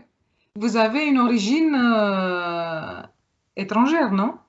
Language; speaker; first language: French; non-native, fluent; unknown